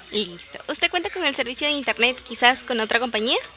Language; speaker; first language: Spanish; native; Spanish